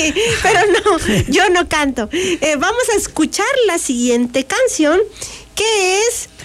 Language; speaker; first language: Spanish; native; Spanish